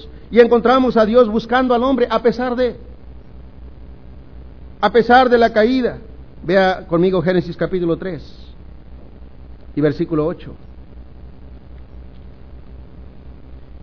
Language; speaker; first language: Spanish; native; Spanish